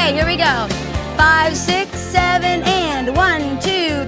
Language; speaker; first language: English; native; English